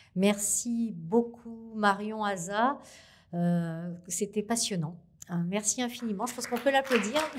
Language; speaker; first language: French; native; French